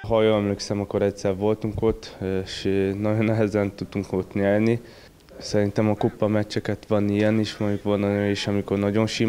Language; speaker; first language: Hungarian; non-native, learner; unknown